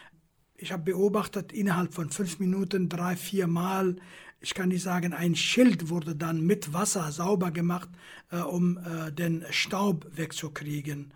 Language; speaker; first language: German; non-native, fluent; Kurdish